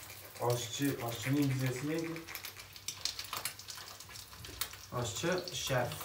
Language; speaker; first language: Turkish; native; Turkish